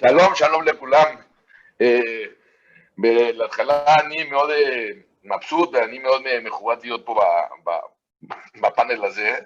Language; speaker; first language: Hebrew; non-native, fluent; Spanish